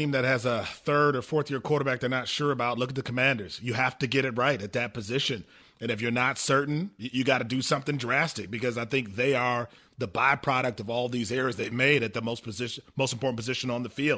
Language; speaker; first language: English; native; English